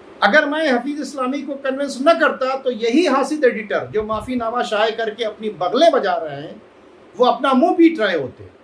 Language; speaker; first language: Urdu; native; Urdu